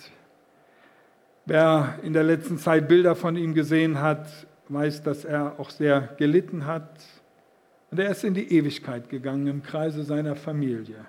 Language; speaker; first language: German; native; German